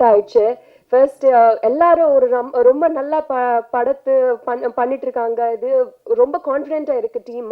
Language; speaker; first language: Tamil; non-native, learner; Telugu